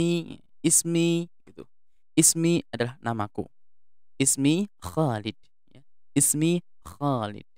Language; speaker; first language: Arabic; non-native, fluent; Indonesian